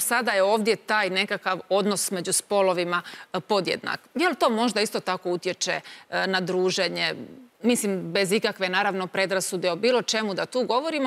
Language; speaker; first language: Croatian; native; Croatian